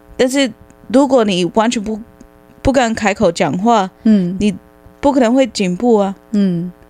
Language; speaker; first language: Chinese; non-native, fluent; English